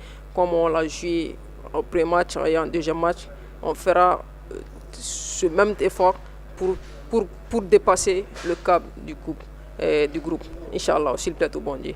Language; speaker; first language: French; non-native, local second language; Bambara